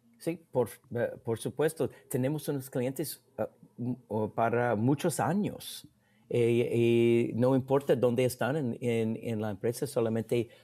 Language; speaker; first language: Spanish; non-native, learner; English